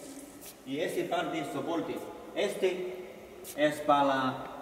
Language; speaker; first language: Spanish; non-native, learner; Chinese